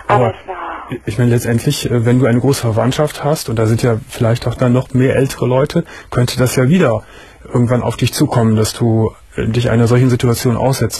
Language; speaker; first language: German; native; German